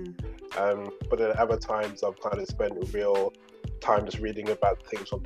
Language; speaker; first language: English; native; English